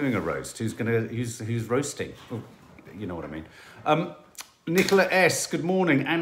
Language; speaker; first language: English; native; English